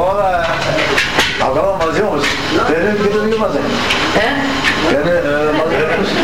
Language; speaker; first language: Greek; non-native, local second language; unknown